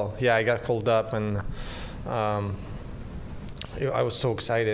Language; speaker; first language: English; non-native, fluent; Russian